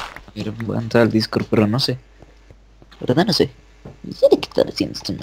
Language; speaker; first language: Spanish; native; Spanish